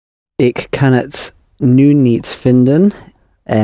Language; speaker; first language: Dutch; non-native, learner; English